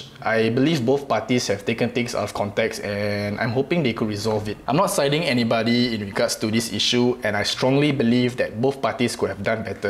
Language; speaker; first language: English; non-native, local second language; Malay